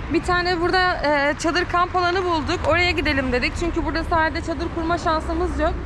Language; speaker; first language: Turkish; native; Turkish